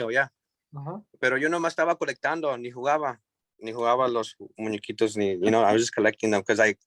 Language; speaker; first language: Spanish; early bilingual, heritage; English